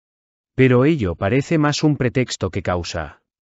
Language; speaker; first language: Spanish; native; Spanish